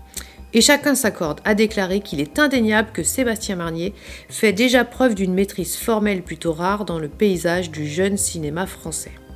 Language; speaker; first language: French; native; French